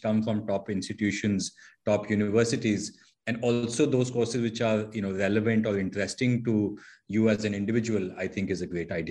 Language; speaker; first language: English; non-native, local second language; Hindi